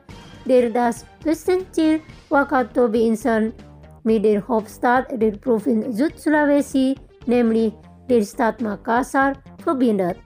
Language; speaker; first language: German; non-native, fluent; Indonesian